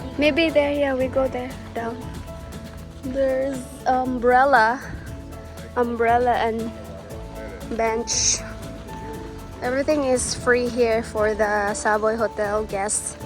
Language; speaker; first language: English; non-native, local second language; Filipino